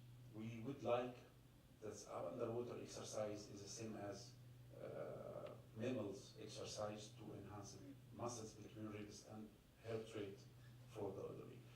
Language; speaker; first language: English; non-native, fluent; Arabic